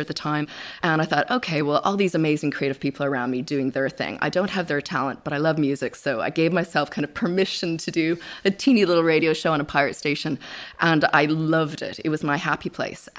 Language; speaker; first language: English; native; English